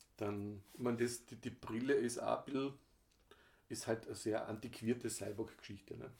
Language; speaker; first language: German; native; German